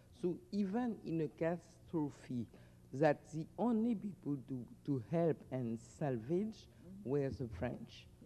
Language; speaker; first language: English; non-native, fluent; French